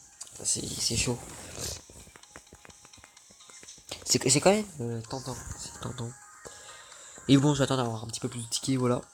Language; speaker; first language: French; native; French